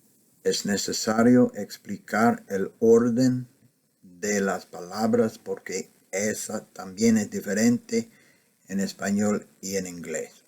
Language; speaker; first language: Spanish; non-native, fluent; English